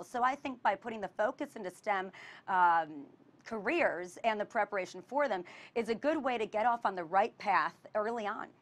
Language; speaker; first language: English; native; English